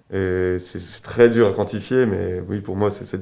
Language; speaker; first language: French; native; French